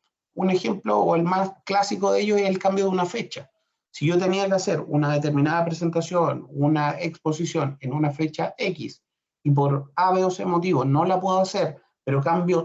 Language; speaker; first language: Spanish; native; Spanish